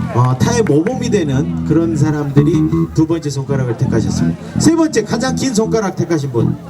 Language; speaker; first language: Korean; native; Korean